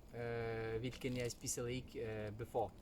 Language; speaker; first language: Danish; non-native, learner; Ukrainian